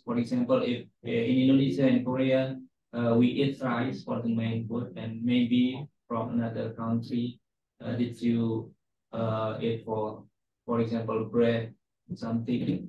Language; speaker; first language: English; non-native, fluent; Indonesian